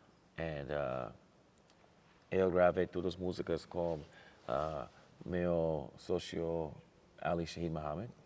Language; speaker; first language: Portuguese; non-native, learner; English